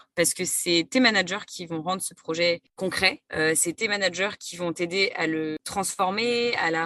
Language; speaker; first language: French; native; French